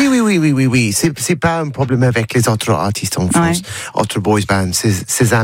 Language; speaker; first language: French; non-native, learner; English